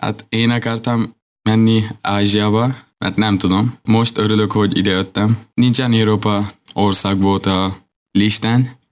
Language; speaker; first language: Hungarian; non-native, learner; Turkish